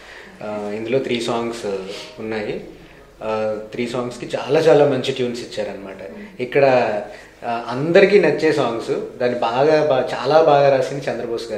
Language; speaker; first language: Telugu; native; Telugu